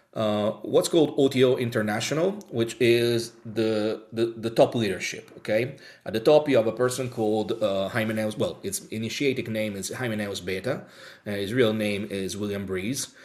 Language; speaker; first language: English; non-native, fluent; Italian